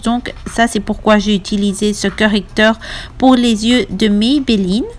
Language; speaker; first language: French; non-native, fluent; Spanish